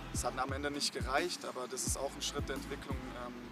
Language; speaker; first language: German; native; German